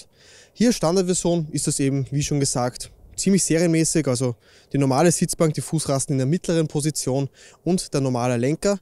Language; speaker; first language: German; native; German